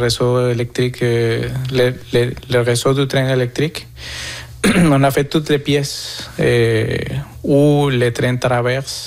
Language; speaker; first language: French; non-native, fluent; Spanish